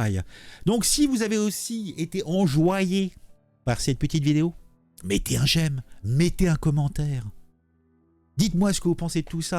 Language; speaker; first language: French; native; French